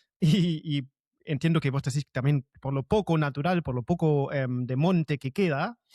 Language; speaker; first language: Spanish; non-native, fluent; German